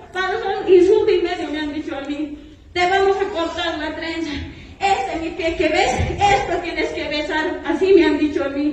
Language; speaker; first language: Spanish; native; Spanish